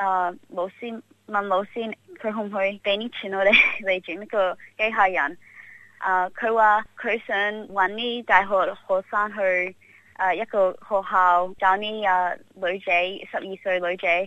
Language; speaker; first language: Cantonese; early bilingual, heritage; Cantonese